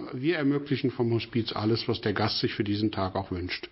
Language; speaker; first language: German; native; German